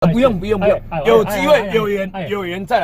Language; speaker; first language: Chinese; native; Chinese